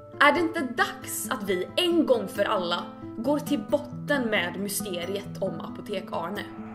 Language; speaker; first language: Swedish; native; Swedish